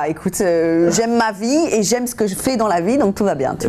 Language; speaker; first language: French; non-native, fluent; English